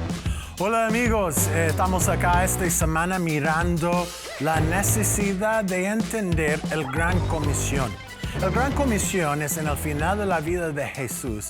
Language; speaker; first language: Spanish; non-native, learner; English